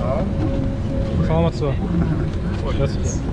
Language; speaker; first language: Russian; non-native, local second language; Kazakh